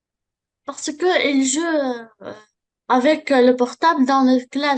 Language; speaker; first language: French; non-native, learner; Arabic